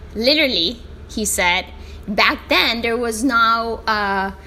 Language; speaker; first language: English; non-native, fluent; Spanish